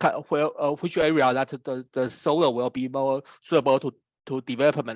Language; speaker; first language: English; non-native, fluent; Chinese